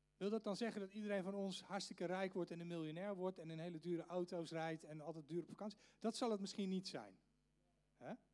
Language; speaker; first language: Dutch; native; Dutch